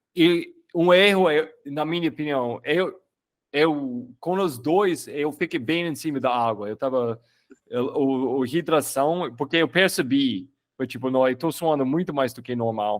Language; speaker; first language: Portuguese; non-native, fluent; English